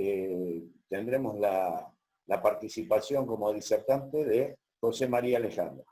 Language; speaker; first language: Spanish; native; Spanish